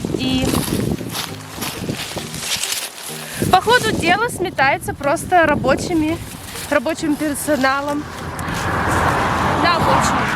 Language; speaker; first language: Russian; early bilingual, heritage; Russian